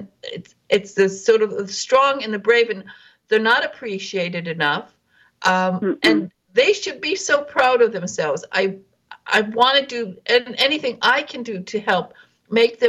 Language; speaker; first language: English; native; English